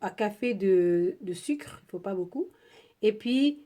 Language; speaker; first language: French; non-native, fluent; Indonesian